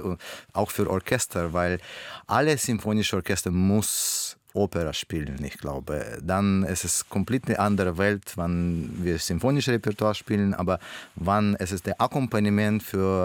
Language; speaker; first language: German; non-native, learner; Russian